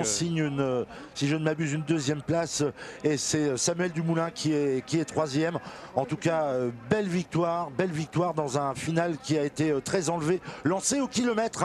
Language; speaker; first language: French; native; French